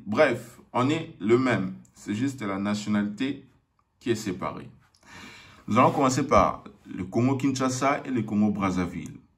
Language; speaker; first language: French; non-native, local second language; Lingala